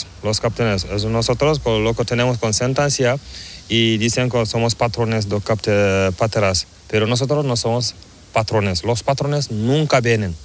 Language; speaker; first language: Spanish; non-native, learner; Fula